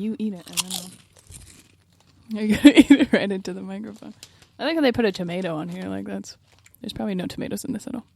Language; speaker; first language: English; native; English